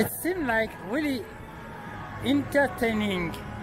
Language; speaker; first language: English; non-native, learner; French